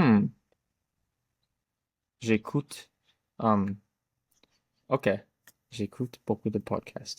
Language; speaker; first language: French; non-native, learner; English